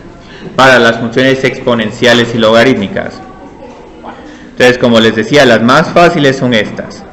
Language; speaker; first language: Spanish; native; Spanish